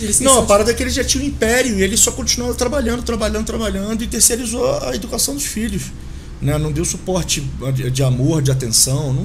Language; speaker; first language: Portuguese; native; Portuguese